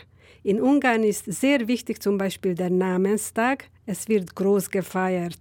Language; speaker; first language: German; non-native, fluent; Hungarian